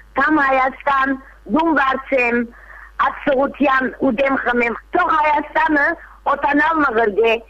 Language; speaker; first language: Armenian; early bilingual, heritage; Armenian